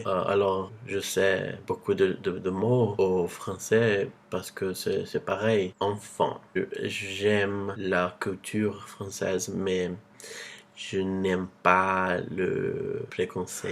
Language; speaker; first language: French; non-native, learner; Portuguese